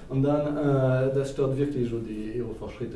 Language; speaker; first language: German; non-native, fluent; French